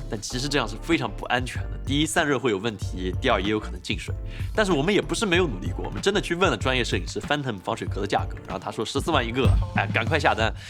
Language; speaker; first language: Chinese; native; Chinese